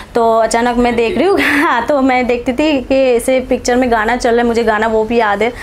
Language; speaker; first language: Hindi; non-native, local second language; Bangla